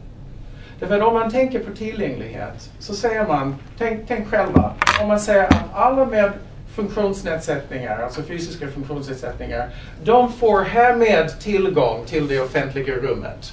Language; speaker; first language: Swedish; non-native, fluent; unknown